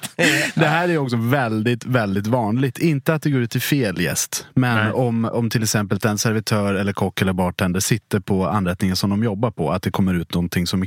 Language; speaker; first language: Swedish; native; Swedish